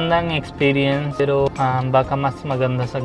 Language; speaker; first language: Filipino; non-native, learner; Punjabi